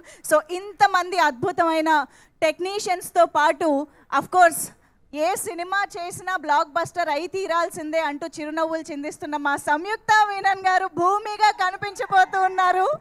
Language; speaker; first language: Telugu; native; Telugu